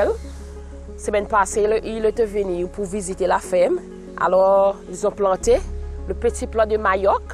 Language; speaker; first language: French; non-native, local second language; Seselwa Creole French